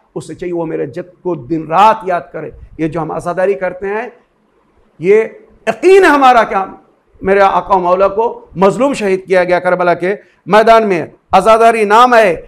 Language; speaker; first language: Hindi; native; Hindi